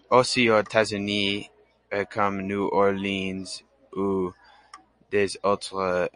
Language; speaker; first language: French; non-native, learner; English